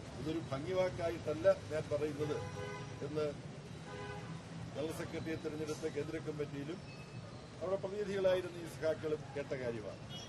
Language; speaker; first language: Malayalam; native; Malayalam